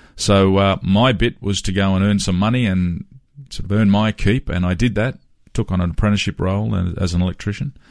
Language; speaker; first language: English; native; English